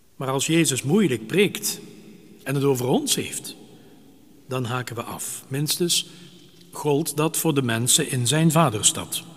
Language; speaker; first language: Dutch; native; Dutch